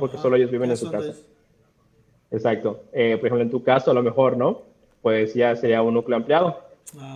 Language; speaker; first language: Spanish; native; Spanish